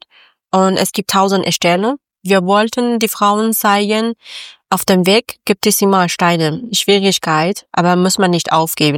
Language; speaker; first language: German; non-native, learner; Persian